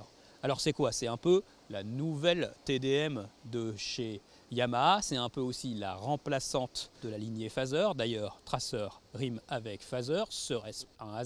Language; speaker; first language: French; native; French